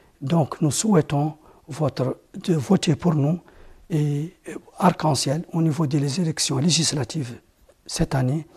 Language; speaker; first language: French; non-native, local second language; Arabic